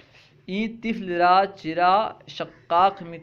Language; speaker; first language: Persian; non-native, fluent; Urdu